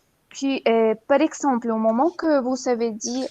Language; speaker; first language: French; non-native, fluent; Spanish